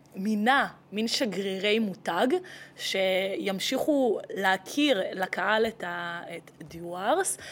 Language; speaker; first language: Hebrew; early bilingual, other home language; Russian